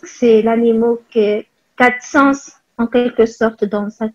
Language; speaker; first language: French; non-native, local second language; Arabic